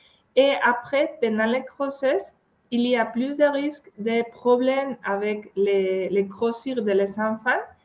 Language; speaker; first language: French; non-native, fluent; Spanish